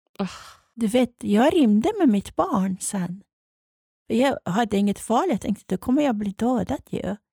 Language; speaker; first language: Swedish; non-native, fluent; Persian